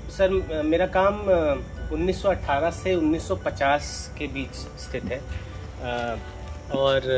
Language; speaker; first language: Hindi; native; Hindi